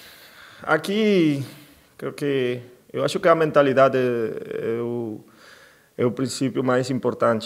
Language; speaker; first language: Portuguese; non-native, fluent; Spanish